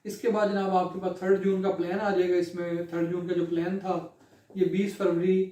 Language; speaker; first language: Urdu; non-native, local second language; Punjabi